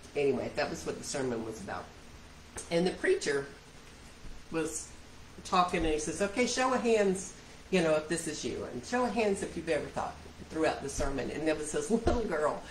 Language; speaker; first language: English; native; English